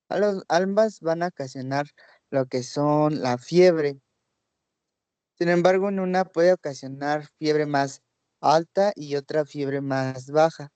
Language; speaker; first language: Spanish; native; Spanish